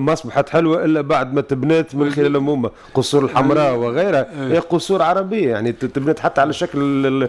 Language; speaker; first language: Arabic; native; Arabic